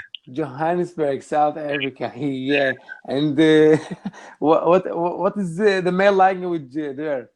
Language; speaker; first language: English; non-native, learner; Arabic